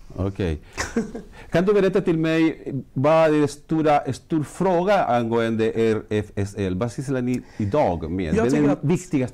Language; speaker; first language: Swedish; non-native, fluent; Spanish